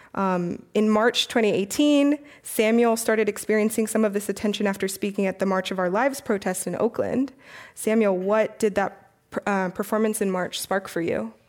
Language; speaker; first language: English; native; English